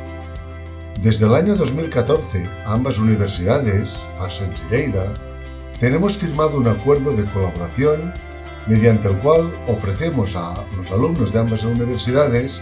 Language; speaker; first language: Spanish; non-native, local second language; Catalan